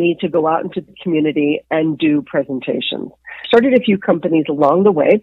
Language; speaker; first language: English; native; English